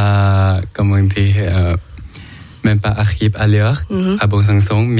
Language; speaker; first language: French; non-native, learner; Thai